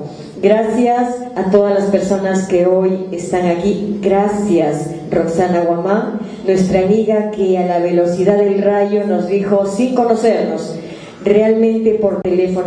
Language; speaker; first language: Spanish; native; Spanish